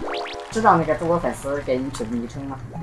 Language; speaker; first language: Chinese; native; Chinese